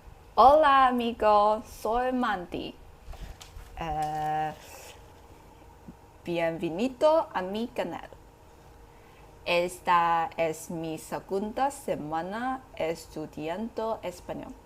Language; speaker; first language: Spanish; non-native, learner; Chinese